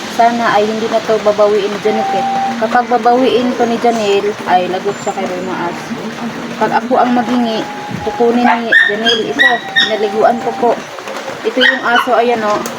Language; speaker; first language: Filipino; non-native, local second language; Cebuano